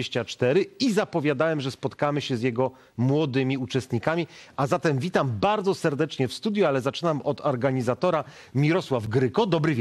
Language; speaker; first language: Polish; native; Polish